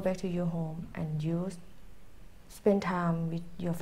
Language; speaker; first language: English; non-native, learner; Thai